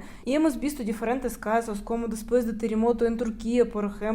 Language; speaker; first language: Spanish; non-native, fluent; Russian